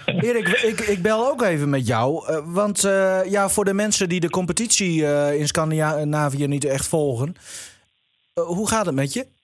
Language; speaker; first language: Dutch; native; Dutch